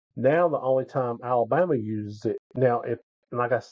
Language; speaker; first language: English; native; English